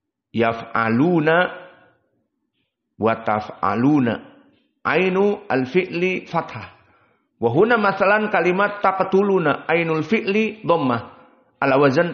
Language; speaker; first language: Arabic; non-native, fluent; Indonesian